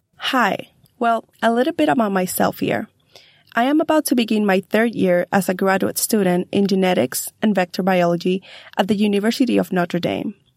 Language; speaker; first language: English; non-native, local second language; Spanish